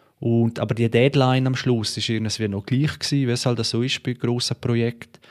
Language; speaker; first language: German; native; German